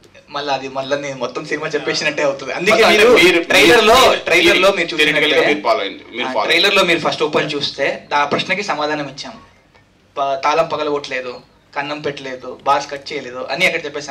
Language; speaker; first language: Telugu; native; Telugu